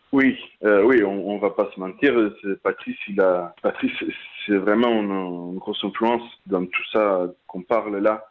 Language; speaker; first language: French; non-native, fluent; Portuguese